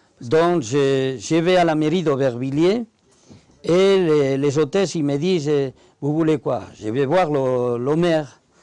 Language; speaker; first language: French; non-native, fluent; Spanish